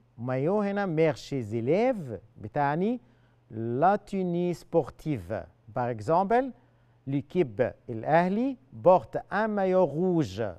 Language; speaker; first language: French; non-native, fluent; Arabic